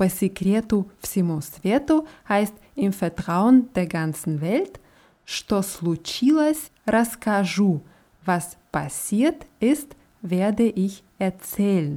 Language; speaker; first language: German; non-native, fluent; Russian